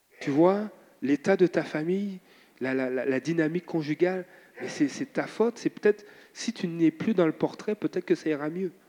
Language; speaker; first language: French; native; French